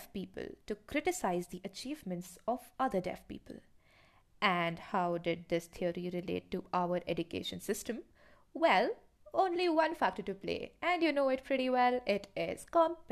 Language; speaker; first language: English; non-native, local second language; Hindi